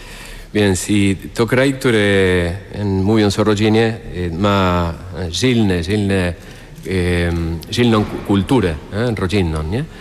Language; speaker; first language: Polish; non-native, fluent; Spanish